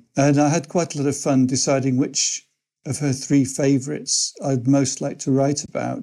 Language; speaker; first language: English; native; English